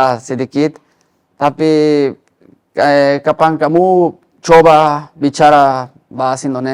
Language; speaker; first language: Indonesian; non-native, learner; Spanish